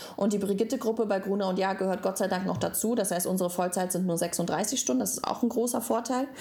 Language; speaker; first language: German; non-native, fluent; Russian